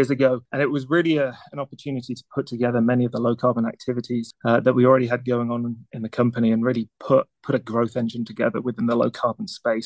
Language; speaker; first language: English; native; English